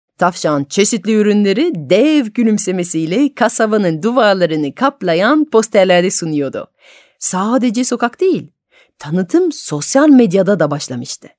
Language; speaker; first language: Turkish; non-native, fluent; French